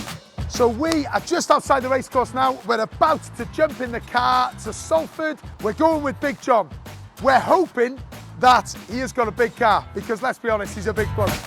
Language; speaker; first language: English; native; English